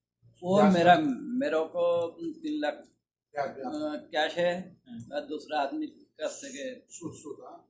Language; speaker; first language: Hindi; non-native, learner; Bangla